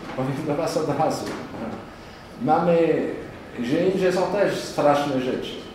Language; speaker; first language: Polish; non-native, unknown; French